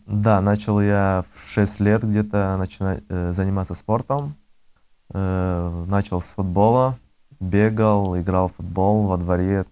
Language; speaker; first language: Russian; early bilingual, other home language; Azerbaijani